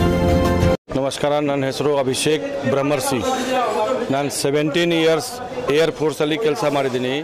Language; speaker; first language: Kannada; non-native, learner; Hindi